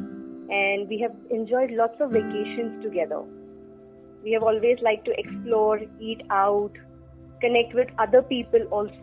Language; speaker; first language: English; non-native, local second language; Hindi